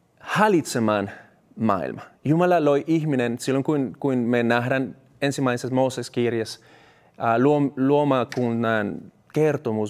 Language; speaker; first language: Finnish; non-native, fluent; Spanish